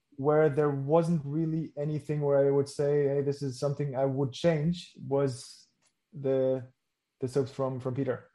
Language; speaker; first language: English; non-native, fluent; German